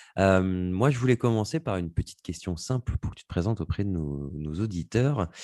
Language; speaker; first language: French; native; French